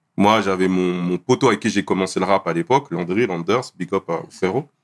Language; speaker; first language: French; native; French